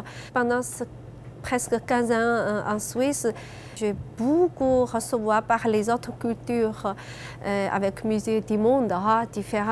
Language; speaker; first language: French; non-native, learner; Chinese